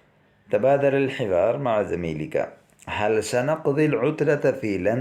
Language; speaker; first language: Arabic; non-native, fluent; Urdu